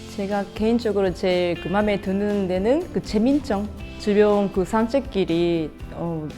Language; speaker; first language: Korean; non-native, fluent; Japanese